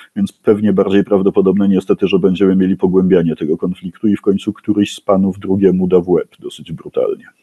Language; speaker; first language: Polish; native; Polish